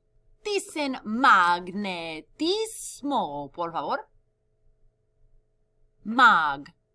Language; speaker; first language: Spanish; non-native, fluent; English